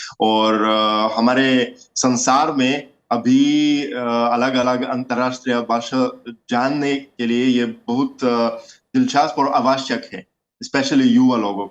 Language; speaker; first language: Hindi; non-native, fluent; Russian